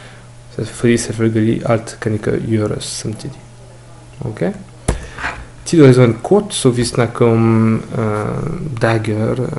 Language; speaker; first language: Norwegian; non-native, fluent; French